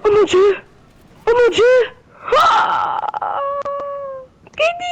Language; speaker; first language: French; native; French